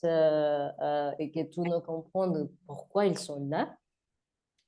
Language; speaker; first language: French; non-native, learner; Spanish